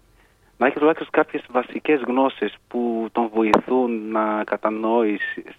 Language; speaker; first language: Greek; non-native, fluent; Arabic